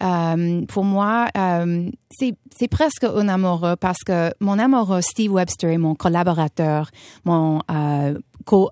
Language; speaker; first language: French; non-native, fluent; English